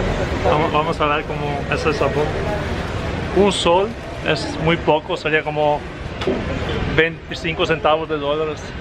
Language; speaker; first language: Spanish; non-native, fluent; Italian